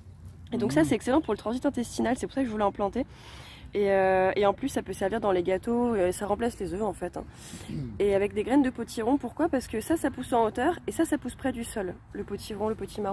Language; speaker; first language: French; native; French